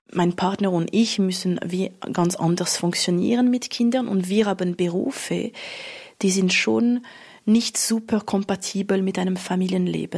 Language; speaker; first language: German; non-native, local second language; French